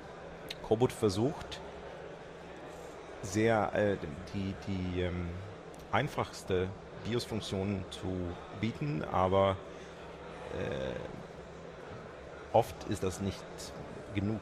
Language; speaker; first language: German; non-native, fluent; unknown